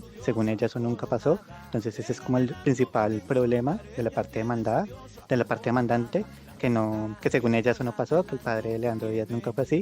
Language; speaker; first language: Spanish; native; Spanish